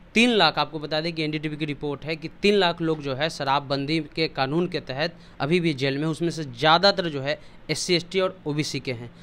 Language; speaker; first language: Hindi; native; Hindi